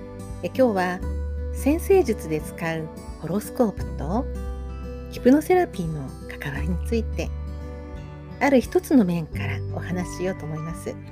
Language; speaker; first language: Japanese; native; Japanese